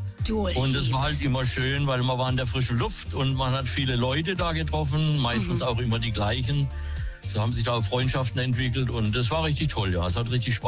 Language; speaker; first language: German; native; German